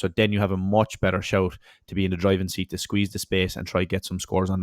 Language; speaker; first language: English; native; English